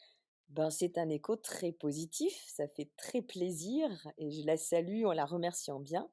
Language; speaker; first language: French; native; French